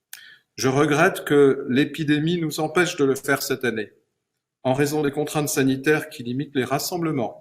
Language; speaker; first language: French; native; French